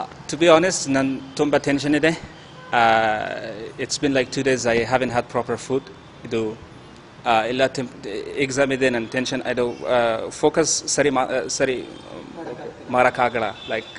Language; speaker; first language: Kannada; non-native, learner; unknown